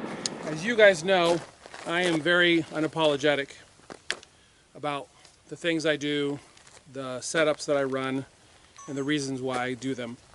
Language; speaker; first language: English; native; English